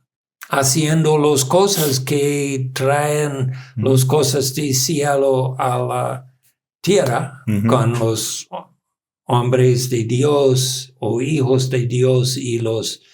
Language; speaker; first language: Spanish; non-native, learner; English